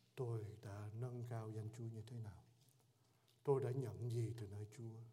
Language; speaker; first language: Vietnamese; early bilingual, heritage; Vietnamese